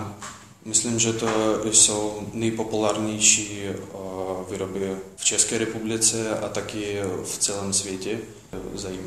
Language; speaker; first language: Czech; non-native, learner; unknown